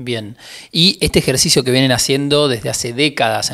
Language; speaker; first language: Spanish; native; Spanish